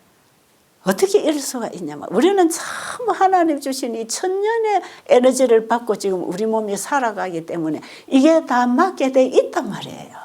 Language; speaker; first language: Korean; native; Korean